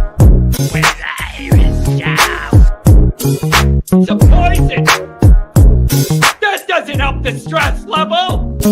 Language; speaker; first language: English; native; English